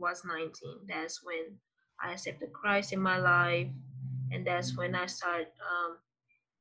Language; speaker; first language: English; non-native, fluent; Portuguese